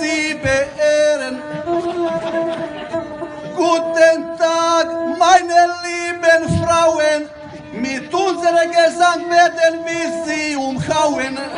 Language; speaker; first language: German; non-native, learner; Croatian